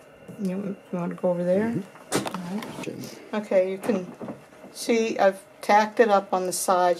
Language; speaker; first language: English; native; English